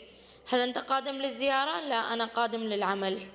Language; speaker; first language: Arabic; non-native, fluent; Urdu